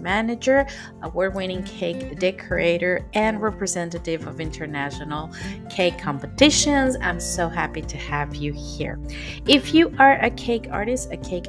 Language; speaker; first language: English; non-native, fluent; Spanish